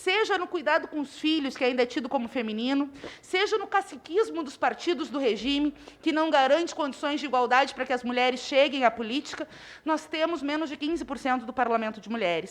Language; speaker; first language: Portuguese; native; Portuguese